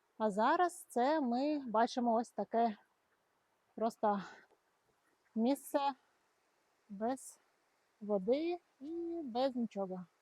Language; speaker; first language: Ukrainian; non-native, local second language; Russian